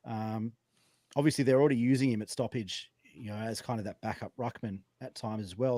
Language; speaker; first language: English; native; English